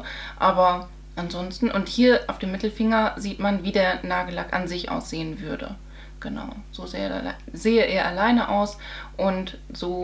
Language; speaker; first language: German; native; German